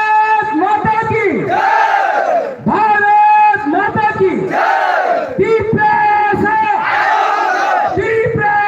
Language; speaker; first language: Hindi; non-native, local second language; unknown